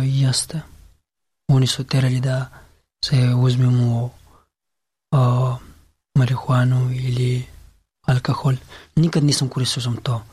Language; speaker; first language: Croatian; non-native, learner; Pashto